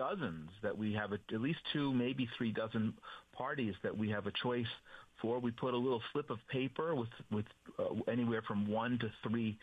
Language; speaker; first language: English; native; English